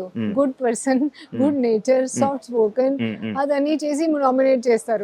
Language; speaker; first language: Telugu; non-native, local second language; Hindi